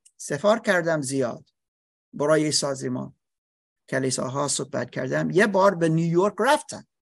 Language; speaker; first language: Persian; non-native, learner; English